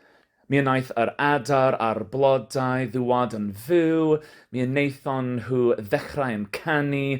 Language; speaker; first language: Welsh; non-native, learner; English